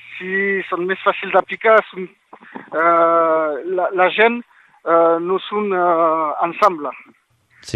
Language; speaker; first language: Catalan; non-native, local second language; French